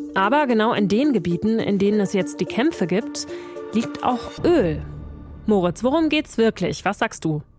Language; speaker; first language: German; native; German